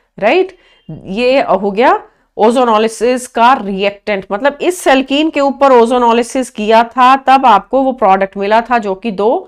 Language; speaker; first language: Hindi; native; Hindi